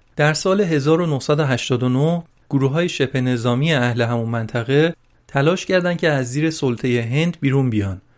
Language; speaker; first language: Persian; native; Persian